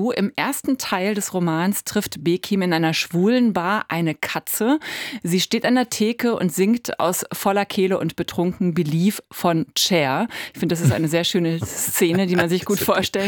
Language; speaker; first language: German; native; German